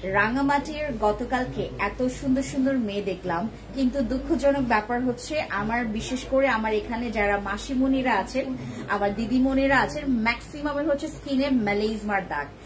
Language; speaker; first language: Bangla; non-native, local second language; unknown